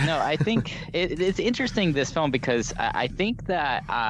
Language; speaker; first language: English; native; English